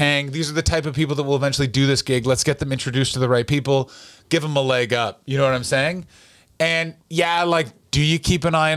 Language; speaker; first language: English; native; English